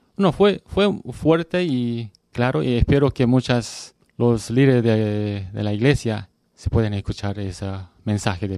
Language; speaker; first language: Spanish; non-native, learner; Korean